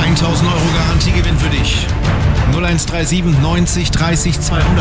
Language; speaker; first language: German; native; German